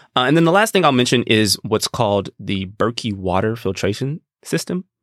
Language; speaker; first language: English; native; English